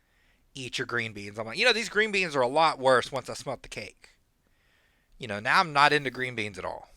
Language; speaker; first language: English; native; English